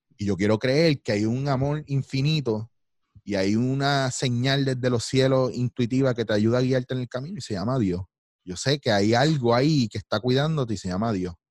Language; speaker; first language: Spanish; native; Spanish